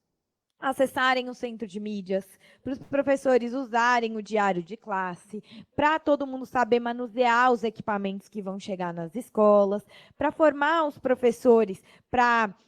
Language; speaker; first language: Portuguese; native; Portuguese